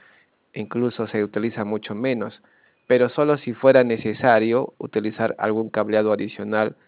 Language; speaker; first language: Spanish; native; Spanish